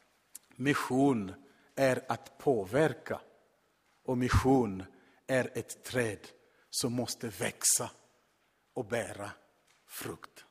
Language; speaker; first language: Swedish; non-native, fluent; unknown